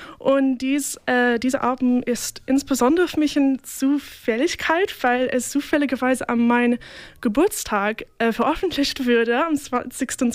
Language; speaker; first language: German; non-native, fluent; English